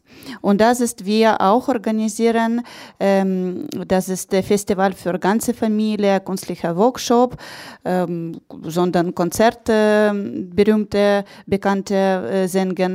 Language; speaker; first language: German; non-native, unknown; Ukrainian